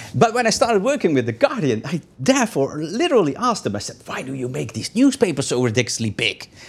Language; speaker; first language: English; non-native, fluent; Dutch